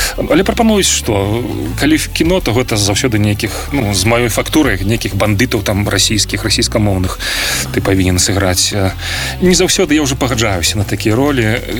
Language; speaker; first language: Belarusian; non-native, local second language; Russian